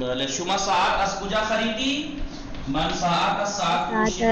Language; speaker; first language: Persian; non-native, fluent; Urdu